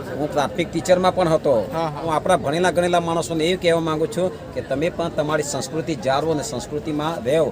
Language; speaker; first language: Gujarati; non-native, local second language; Vasavi